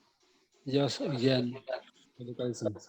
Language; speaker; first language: English; non-native, local second language; Indonesian